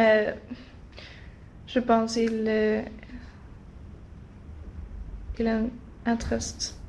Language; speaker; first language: French; non-native, learner; Swedish